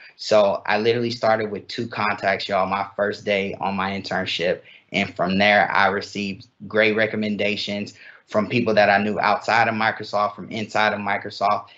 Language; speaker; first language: English; native; English